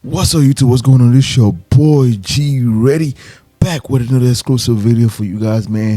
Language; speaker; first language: English; native; English